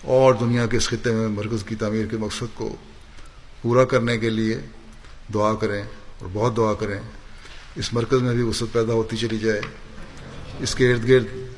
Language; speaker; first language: Urdu; native; Urdu